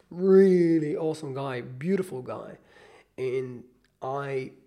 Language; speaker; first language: English; non-native, fluent; Hebrew